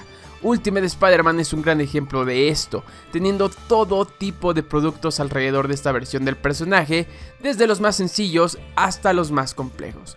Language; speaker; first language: Spanish; native; Spanish